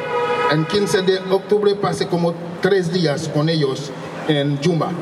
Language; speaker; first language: Spanish; non-native, local second language; Haitian Creole